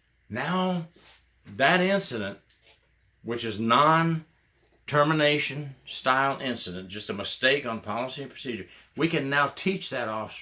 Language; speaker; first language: English; native; English